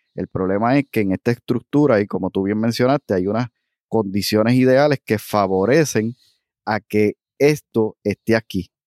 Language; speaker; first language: Spanish; native; Spanish